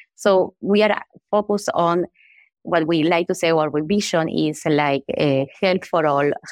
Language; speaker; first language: English; non-native, fluent; Spanish